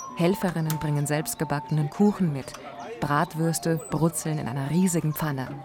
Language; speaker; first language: German; native; German